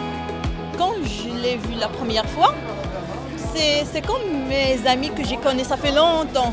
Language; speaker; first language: French; non-native, fluent; Arabic